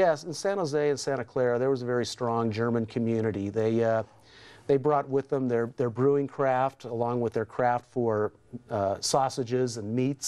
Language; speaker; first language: English; native; English